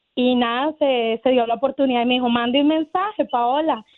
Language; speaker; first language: Spanish; native; Spanish